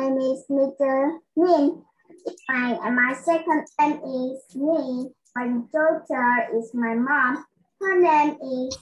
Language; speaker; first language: English; non-native, learner; Vietnamese